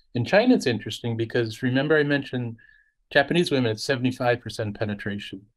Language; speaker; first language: English; native; English